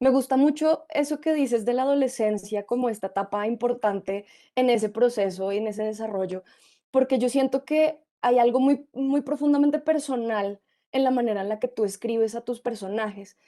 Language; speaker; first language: Spanish; native; Spanish